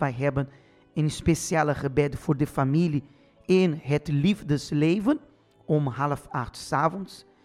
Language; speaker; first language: Dutch; non-native, fluent; Portuguese